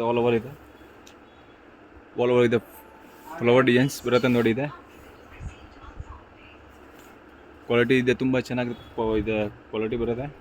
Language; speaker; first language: Kannada; non-native, local second language; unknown